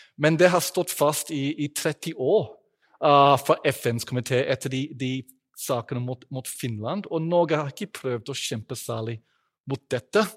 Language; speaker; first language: Norwegian; non-native, fluent; English